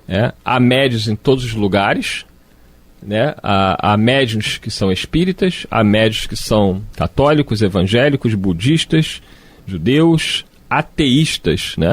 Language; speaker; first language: Portuguese; native; Portuguese